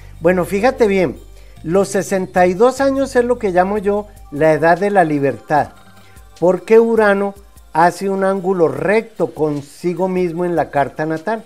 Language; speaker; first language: Spanish; native; Spanish